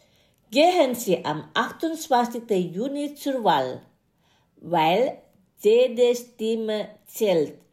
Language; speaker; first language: German; non-native, fluent; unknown